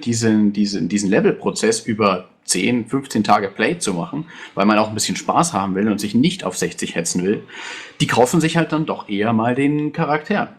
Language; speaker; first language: German; native; German